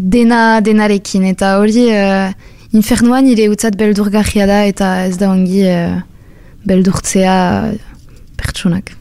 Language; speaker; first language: Basque; non-native, local second language; French